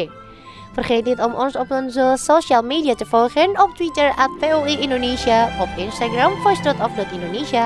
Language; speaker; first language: Dutch; non-native, fluent; Indonesian